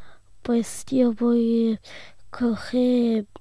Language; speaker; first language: Spanish; non-native, learner; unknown